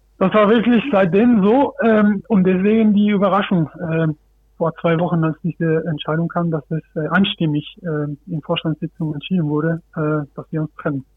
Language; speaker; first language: German; non-native, fluent; Spanish